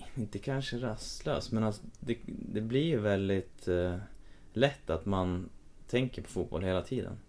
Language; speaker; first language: Swedish; native; Swedish